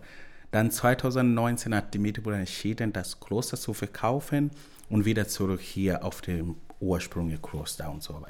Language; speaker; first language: German; non-native, learner; Swahili